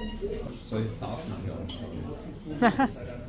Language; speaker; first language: German; native; German